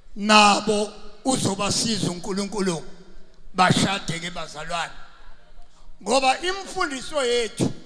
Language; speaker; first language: Zulu; native; Zulu